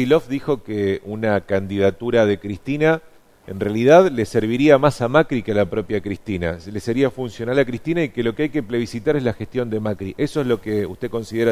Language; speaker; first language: Spanish; native; Spanish